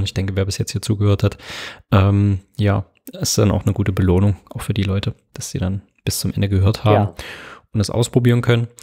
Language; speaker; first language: German; native; German